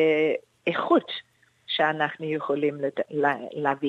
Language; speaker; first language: Hebrew; non-native, fluent; English